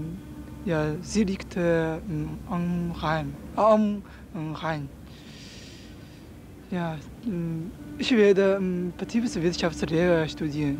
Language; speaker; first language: German; non-native, learner; Chinese